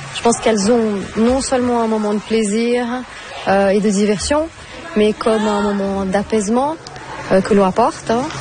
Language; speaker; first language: French; non-native, fluent; Portuguese